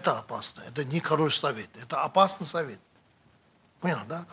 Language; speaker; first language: Russian; non-native, learner; Tibetan